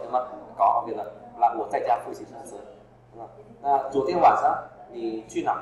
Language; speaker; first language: Chinese; non-native, fluent; Vietnamese